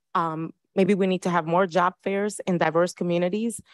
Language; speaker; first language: English; early bilingual, other home language; Spanish